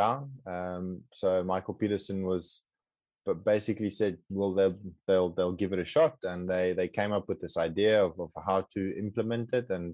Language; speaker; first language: English; non-native, local second language; Afrikaans